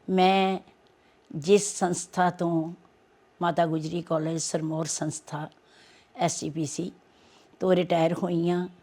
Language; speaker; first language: Punjabi; native; Punjabi